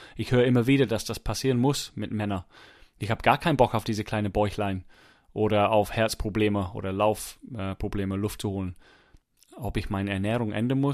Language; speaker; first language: German; non-native, fluent; English